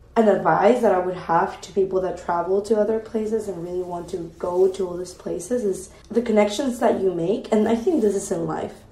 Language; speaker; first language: English; non-native, fluent; Spanish